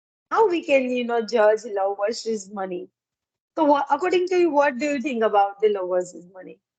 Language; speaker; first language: English; non-native, learner; Gujarati